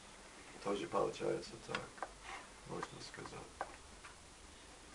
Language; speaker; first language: Russian; non-native, learner; English